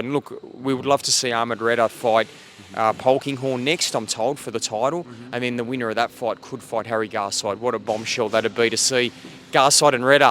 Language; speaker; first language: English; native; English